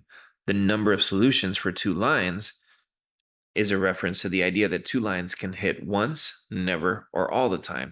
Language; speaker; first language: English; native; English